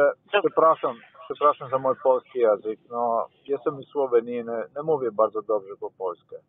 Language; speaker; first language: Polish; non-native, learner; Slovenian